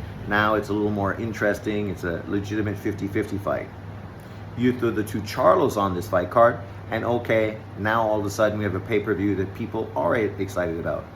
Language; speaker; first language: English; native; English